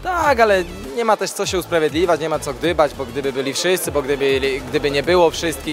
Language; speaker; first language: Polish; native; Polish